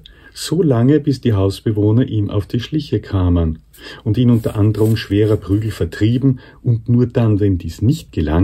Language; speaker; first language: German; native; German